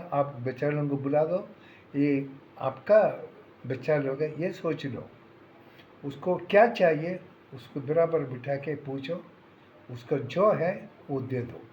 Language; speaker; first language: Hindi; non-native, local second language; Malayalam